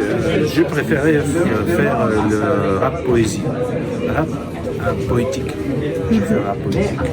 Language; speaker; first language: French; non-native, learner; Russian